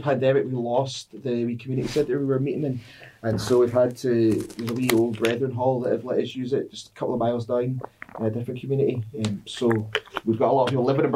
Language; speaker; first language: English; native; English